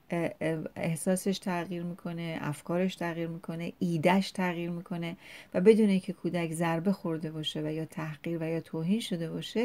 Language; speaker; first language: Persian; native; Persian